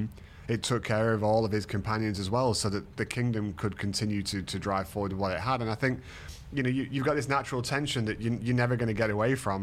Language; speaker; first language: English; native; English